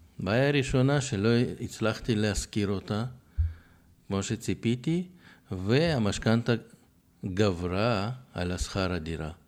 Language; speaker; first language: Hebrew; early bilingual, other home language; Russian